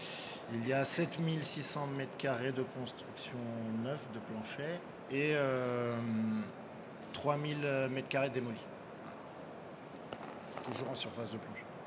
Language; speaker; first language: French; native; French